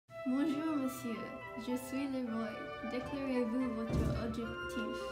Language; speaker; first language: French; non-native, learner; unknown